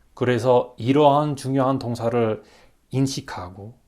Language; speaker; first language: Korean; non-native, learner; English